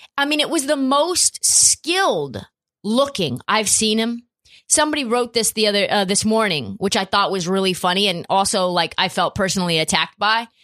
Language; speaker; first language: English; native; English